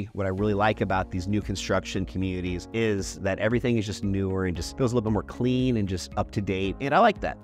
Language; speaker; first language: English; native; English